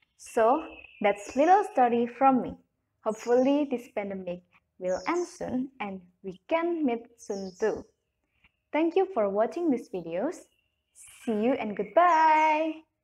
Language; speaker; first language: English; non-native, learner; Indonesian